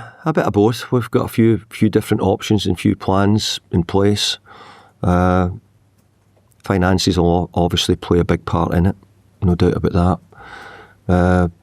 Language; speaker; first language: English; native; English